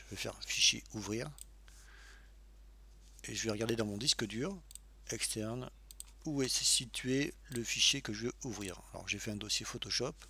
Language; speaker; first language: French; native; French